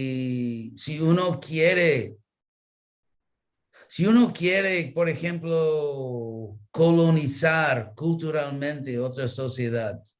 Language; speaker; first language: Spanish; non-native, fluent; English